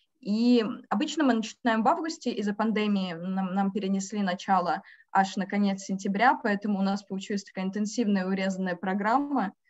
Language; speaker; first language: Russian; native; Russian